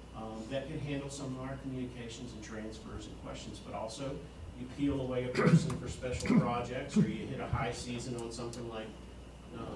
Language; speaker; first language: English; native; English